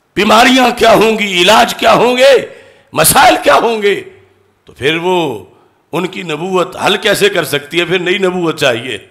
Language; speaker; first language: Urdu; non-native, local second language; Punjabi